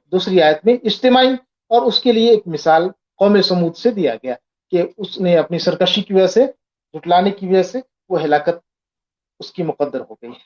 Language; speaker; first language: Urdu; native; Urdu